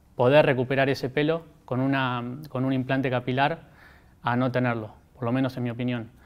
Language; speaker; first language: Spanish; native; Spanish